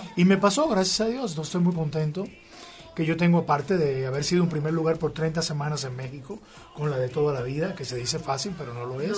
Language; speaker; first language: Spanish; native; Spanish